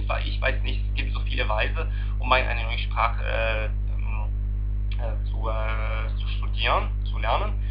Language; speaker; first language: German; non-native, learner; Arabic